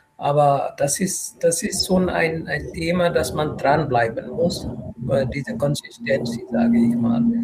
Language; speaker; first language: German; non-native, fluent; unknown